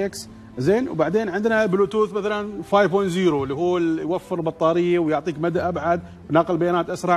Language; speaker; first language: Arabic; native; Arabic